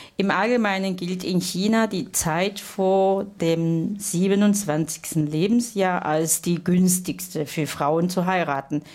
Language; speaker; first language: German; non-native, fluent; Chinese